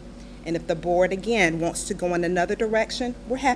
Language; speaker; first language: English; native; English